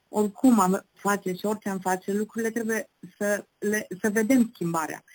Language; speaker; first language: Romanian; native; Romanian